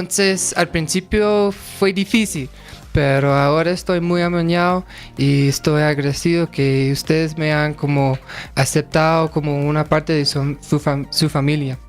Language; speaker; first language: Spanish; non-native, fluent; English